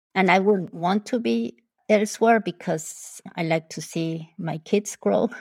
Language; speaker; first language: English; non-native, fluent; Spanish